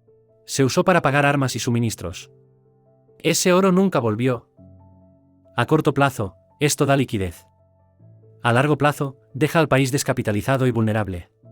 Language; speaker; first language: Spanish; native; Spanish